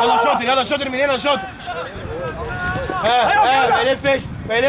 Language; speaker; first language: Arabic; native; Arabic